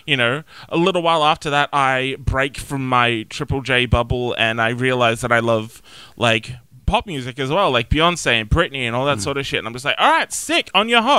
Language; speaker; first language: English; native; English